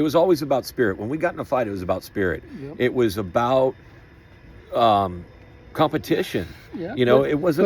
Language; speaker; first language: English; native; English